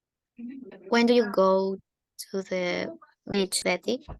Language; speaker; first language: English; non-native, learner; Spanish